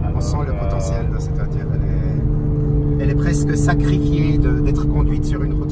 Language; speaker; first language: French; native; French